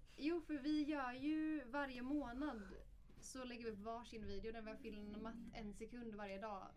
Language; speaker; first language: Swedish; native; Swedish